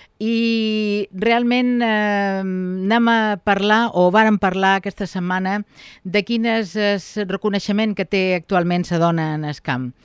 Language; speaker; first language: Catalan; native; Catalan